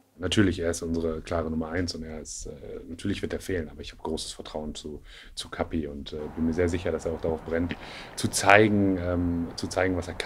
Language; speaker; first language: German; native; German